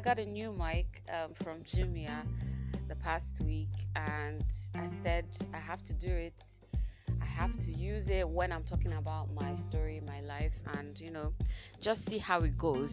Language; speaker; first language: English; non-native, local second language; Igbo